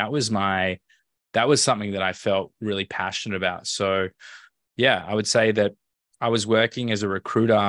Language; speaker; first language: English; native; English